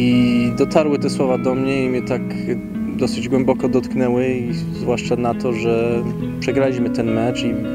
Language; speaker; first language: Polish; early bilingual, heritage; Polish